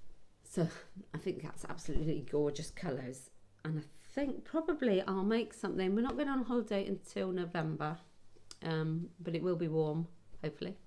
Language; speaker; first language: English; native; English